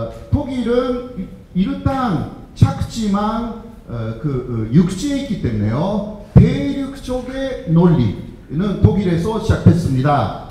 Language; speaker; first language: Korean; non-native, fluent; Japanese